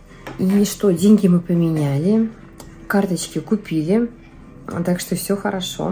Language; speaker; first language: Russian; native; Russian